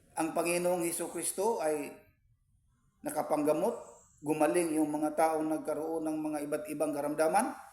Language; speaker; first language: Filipino; non-native, local second language; Cebuano